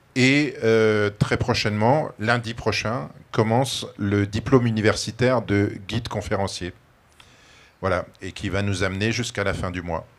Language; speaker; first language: French; native; French